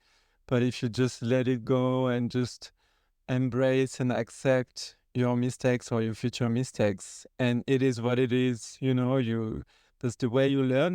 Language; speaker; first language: English; non-native, fluent; French